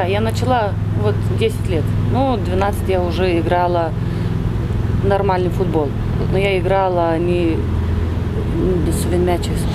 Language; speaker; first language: Russian; non-native, learner; Lithuanian